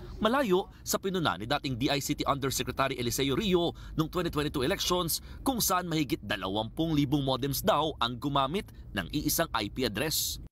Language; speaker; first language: Filipino; native; Filipino